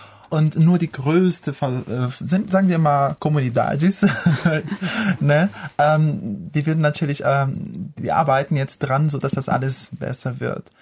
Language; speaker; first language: German; non-native, fluent; Portuguese